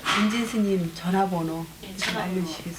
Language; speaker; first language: Korean; native; Korean